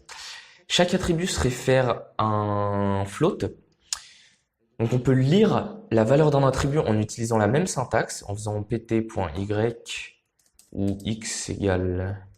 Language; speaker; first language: French; native; French